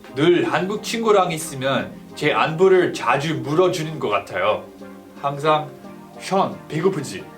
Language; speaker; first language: Korean; non-native, fluent; English